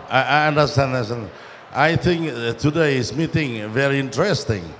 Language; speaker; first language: English; non-native, learner; Vietnamese